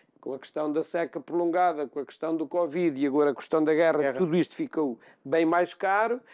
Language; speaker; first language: Portuguese; native; Portuguese